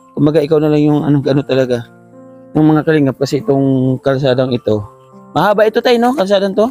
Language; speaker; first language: Filipino; non-native, local second language; Waray